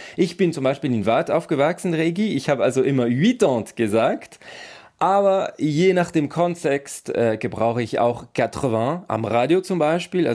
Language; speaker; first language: German; non-native, local second language; French